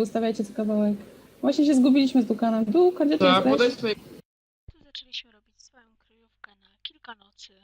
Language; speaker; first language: Polish; native; Polish